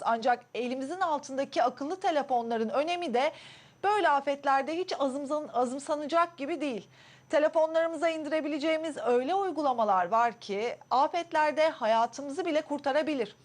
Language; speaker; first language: Turkish; native; Turkish